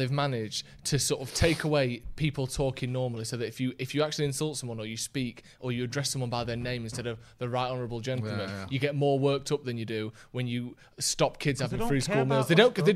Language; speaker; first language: English; native; English